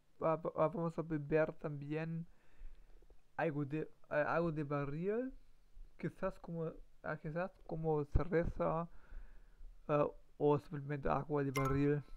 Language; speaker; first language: Spanish; non-native, learner; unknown